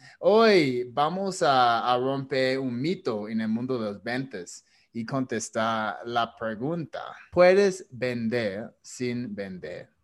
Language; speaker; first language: Spanish; non-native, fluent; English